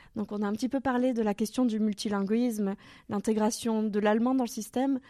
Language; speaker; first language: French; native; French